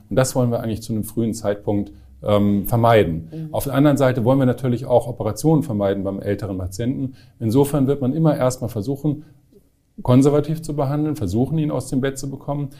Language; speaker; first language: German; native; German